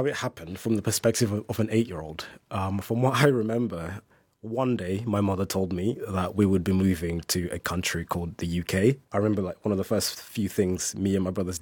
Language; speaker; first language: English; early bilingual, other home language; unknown